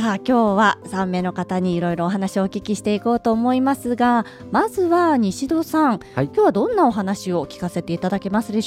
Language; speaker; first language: Japanese; native; Japanese